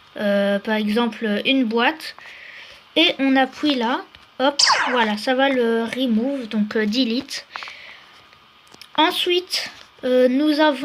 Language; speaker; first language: French; native; French